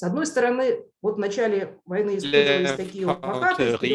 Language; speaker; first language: Russian; native; Russian